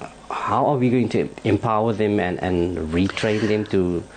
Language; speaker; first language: English; non-native, local second language; Afrikaans